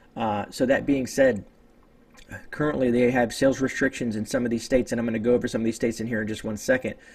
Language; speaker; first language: English; native; English